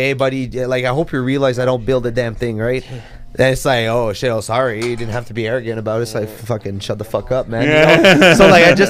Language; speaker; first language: English; non-native, fluent; French